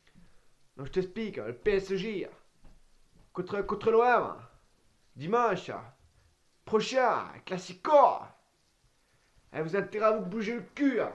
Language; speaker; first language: French; native; French